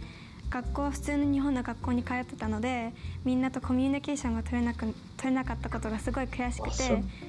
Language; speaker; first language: Japanese; early bilingual, other home language; English